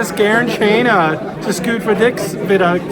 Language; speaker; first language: German; early bilingual, heritage; English